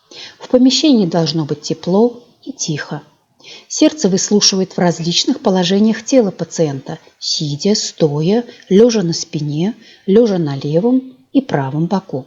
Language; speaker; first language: Russian; native; Russian